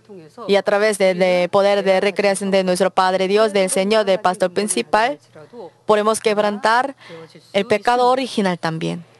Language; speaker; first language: Spanish; non-native, learner; Korean